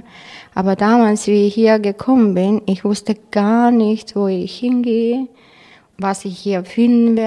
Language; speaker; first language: German; non-native, fluent; Croatian